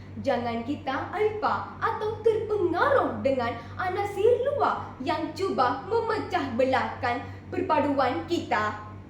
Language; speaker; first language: Malay; non-native, local second language; Tamil